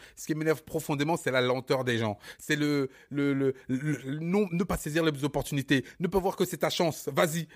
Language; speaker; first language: French; early bilingual, other home language; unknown